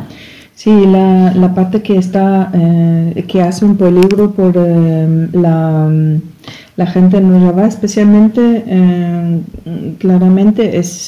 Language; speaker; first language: Spanish; non-native, learner; German